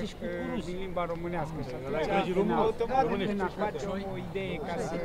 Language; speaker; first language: Romanian; non-native, local second language; Romany